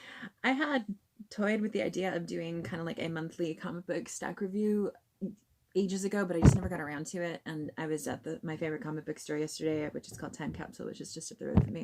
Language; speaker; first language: English; native; English